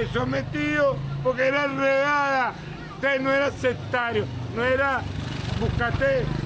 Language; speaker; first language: Spanish; native; Spanish